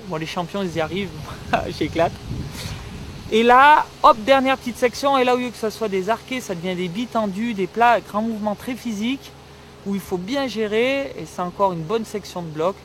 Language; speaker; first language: French; native; French